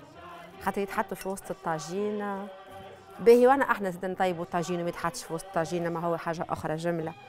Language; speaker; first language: Arabic; native; Arabic